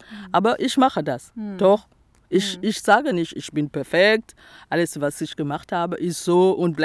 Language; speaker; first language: German; non-native, fluent; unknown